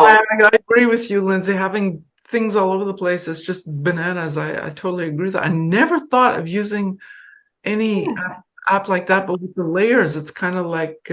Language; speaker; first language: English; non-native, fluent; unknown